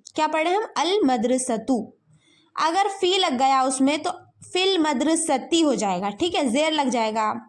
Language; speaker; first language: Urdu; native; Urdu